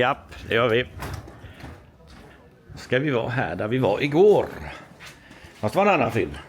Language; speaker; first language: Swedish; native; Swedish